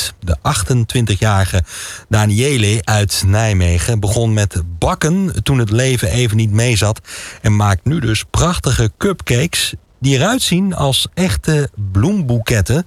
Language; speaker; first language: Dutch; native; Dutch